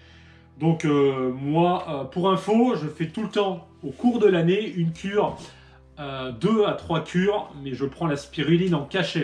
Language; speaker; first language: French; native; French